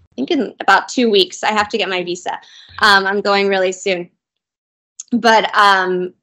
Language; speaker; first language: English; native; English